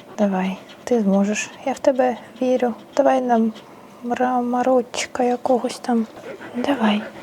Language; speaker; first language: Ukrainian; non-native, local second language; Russian